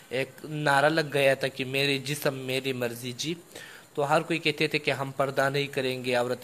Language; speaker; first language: Urdu; non-native, local second language; Pashto